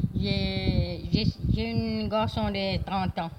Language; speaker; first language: French; non-native, local second language; Morisyen